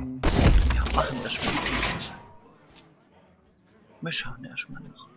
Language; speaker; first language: German; native; German